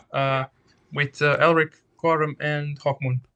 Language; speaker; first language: English; non-native, fluent; Serbian